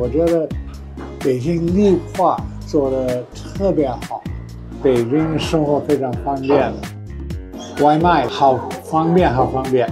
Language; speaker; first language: Chinese; non-native, fluent; English